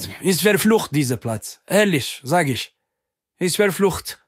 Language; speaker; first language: German; non-native, learner; French